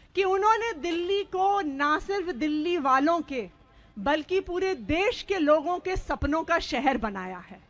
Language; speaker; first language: Hindi; native; Hindi